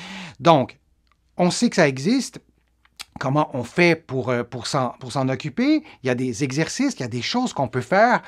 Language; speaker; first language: French; native; French